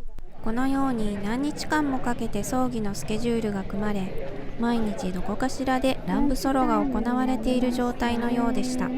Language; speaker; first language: Japanese; native; Japanese